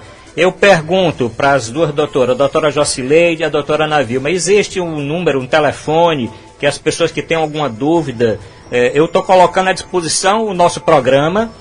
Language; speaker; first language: Portuguese; native; Portuguese